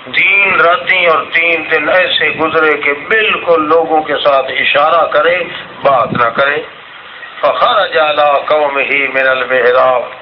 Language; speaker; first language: Urdu; non-native, local second language; Saraiki